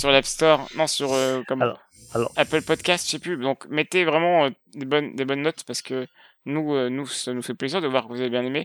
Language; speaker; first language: French; native; French